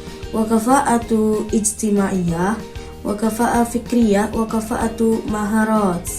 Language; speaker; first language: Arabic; non-native, learner; Indonesian